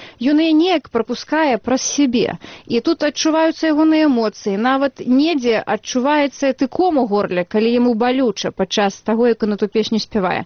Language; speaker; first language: Belarusian; native; Belarusian